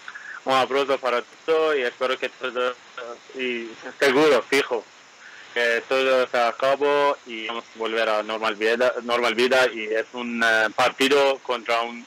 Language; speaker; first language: Spanish; non-native, fluent; Persian